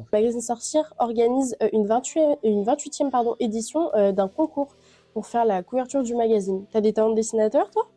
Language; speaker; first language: French; native; French